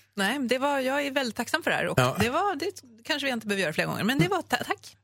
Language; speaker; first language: Swedish; native; Swedish